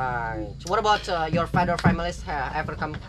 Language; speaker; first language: English; non-native, learner; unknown